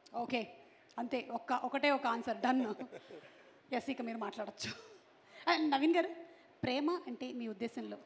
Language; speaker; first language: Telugu; native; Telugu